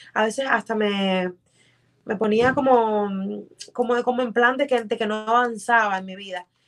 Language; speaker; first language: Spanish; native; Spanish